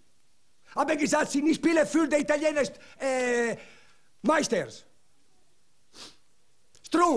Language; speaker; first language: German; non-native, learner; Italian